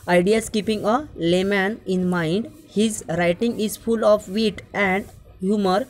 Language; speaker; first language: English; non-native, local second language; Marathi